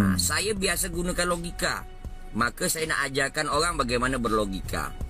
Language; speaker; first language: Malay; native; Malay